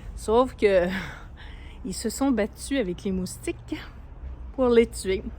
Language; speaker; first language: French; native; French